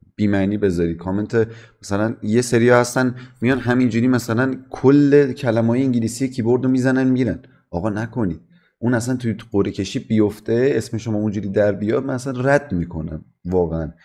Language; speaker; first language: Persian; native; Persian